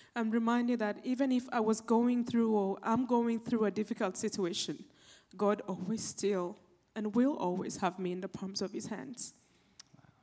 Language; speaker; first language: English; non-native, local second language; Acoli